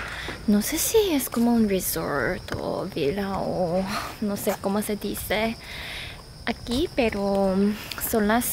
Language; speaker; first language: Spanish; non-native, fluent; Korean